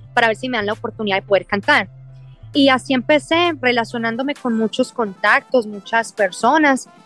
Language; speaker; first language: Spanish; early bilingual, heritage; English